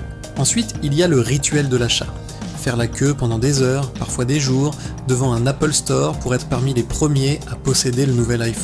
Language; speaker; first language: French; native; French